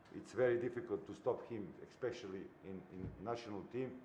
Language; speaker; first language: English; non-native, fluent; Bulgarian